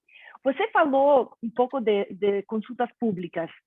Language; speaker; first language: Portuguese; non-native, fluent; Spanish